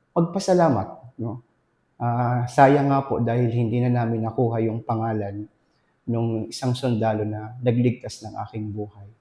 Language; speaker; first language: Filipino; non-native, local second language; Bikol